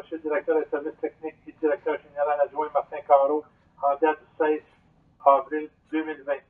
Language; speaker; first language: French; native; French